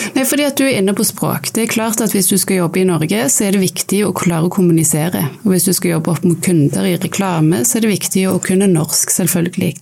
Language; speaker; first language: Norwegian; native; Norwegian